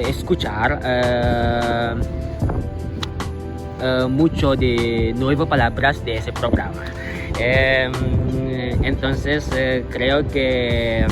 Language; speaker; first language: Spanish; non-native, learner; Indonesian